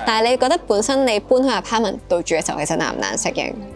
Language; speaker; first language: Cantonese; native; Cantonese